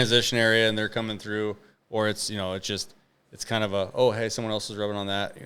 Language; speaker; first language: English; native; English